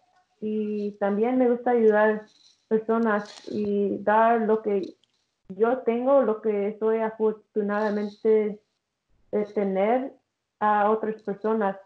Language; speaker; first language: Spanish; early bilingual, heritage; English